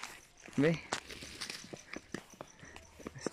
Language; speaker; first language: Spanish; native; Spanish